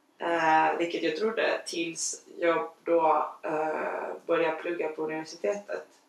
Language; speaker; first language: Swedish; non-native, fluent; Spanish